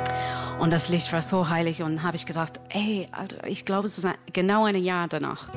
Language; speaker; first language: German; non-native, learner; English